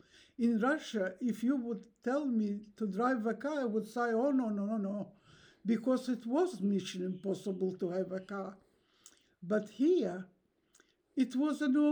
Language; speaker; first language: English; non-native, fluent; Russian